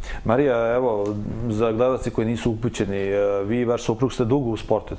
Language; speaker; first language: Serbian; native; Serbian